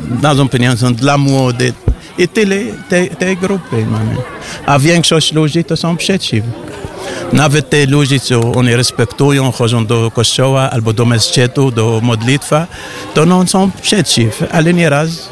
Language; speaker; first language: Polish; non-native, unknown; Arabic